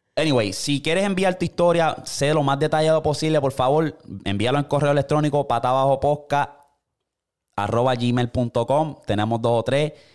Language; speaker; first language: Spanish; native; Spanish